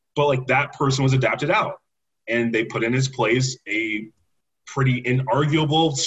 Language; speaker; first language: English; native; English